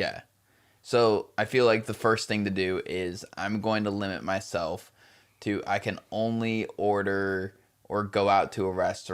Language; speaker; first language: English; native; English